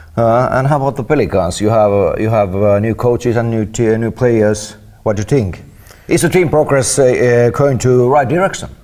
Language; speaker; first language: English; non-native, learner; Finnish